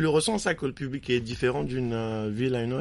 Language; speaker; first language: French; non-native, local second language; Arabic